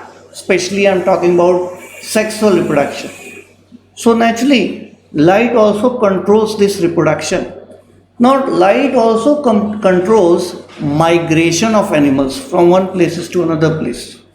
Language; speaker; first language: English; non-native, local second language; Hindi